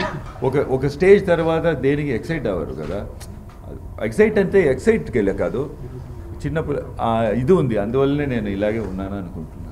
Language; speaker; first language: Telugu; non-native, learner; Tamil